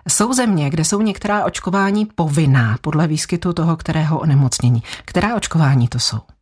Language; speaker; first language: Czech; native; Czech